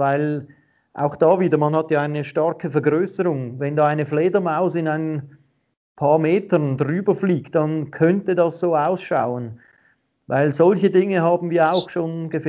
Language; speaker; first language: German; native; German